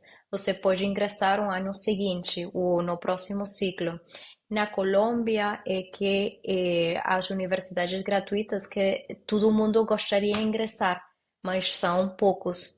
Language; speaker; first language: Portuguese; non-native, learner; Spanish